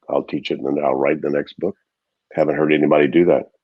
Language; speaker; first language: English; native; English